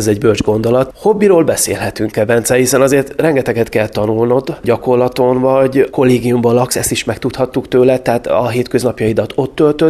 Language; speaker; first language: Hungarian; native; Hungarian